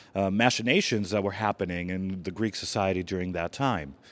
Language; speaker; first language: English; non-native, fluent; Greek